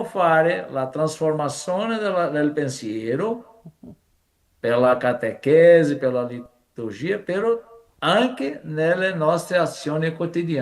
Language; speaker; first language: Italian; non-native, fluent; Portuguese